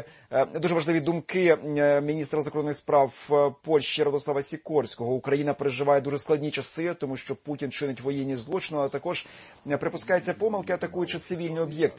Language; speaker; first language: Ukrainian; native; Ukrainian